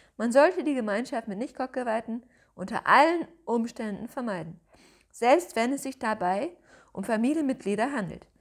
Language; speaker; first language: German; native; German